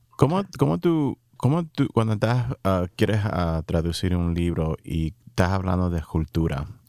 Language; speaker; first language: Spanish; early bilingual, heritage; Spanish